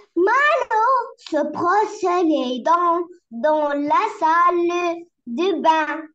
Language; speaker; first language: French; non-native, learner; Arabic